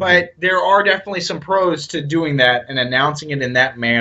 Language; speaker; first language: English; native; English